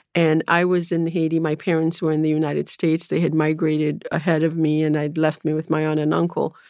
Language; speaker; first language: English; early bilingual, other home language; Haitian Creole